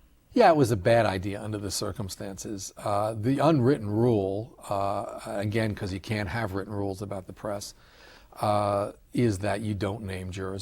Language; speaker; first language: English; native; English